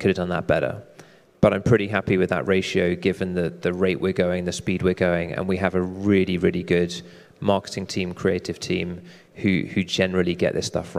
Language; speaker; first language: English; native; English